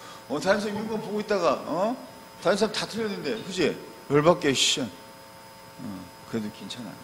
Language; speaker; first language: Korean; native; Korean